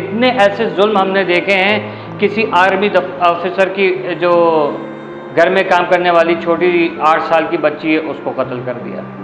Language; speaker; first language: Urdu; native; Urdu